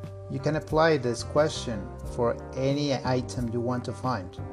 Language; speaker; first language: English; non-native, fluent; Spanish